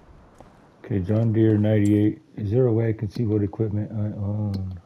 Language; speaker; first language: English; native; English